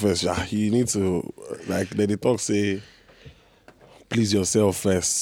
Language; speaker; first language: English; non-native, local second language; Igbo